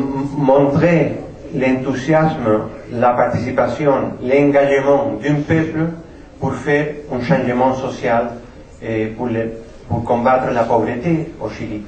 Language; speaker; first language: French; non-native, fluent; Spanish